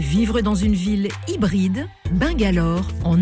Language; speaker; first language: French; native; French